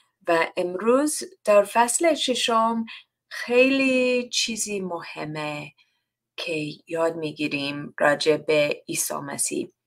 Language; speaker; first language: Persian; non-native, learner; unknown